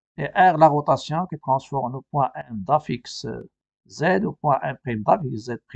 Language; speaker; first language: French; non-native, local second language; Arabic